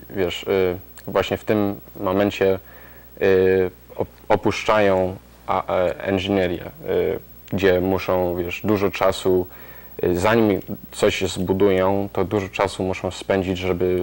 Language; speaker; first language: Polish; early bilingual, heritage; Polish